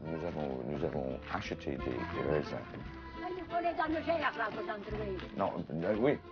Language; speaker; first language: French; non-native, learner; English